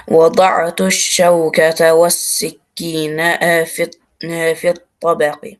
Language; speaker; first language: Arabic; non-native, learner; Albanian